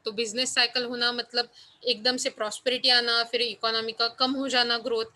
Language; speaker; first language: Hindi; non-native, local second language; Marathi